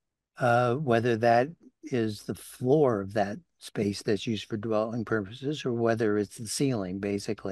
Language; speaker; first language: English; native; English